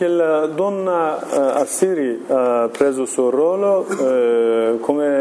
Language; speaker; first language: Italian; non-native, learner; Kurdish